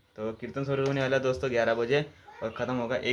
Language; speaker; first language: Hindi; non-native, local second language; Marathi